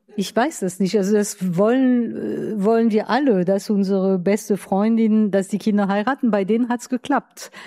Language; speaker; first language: German; non-native, fluent; French